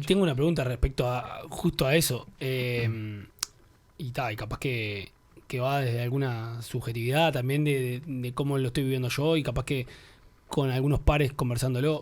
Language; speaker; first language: Spanish; native; Spanish